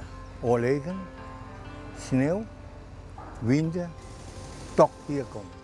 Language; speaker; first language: Dutch; non-native, learner; Cantonese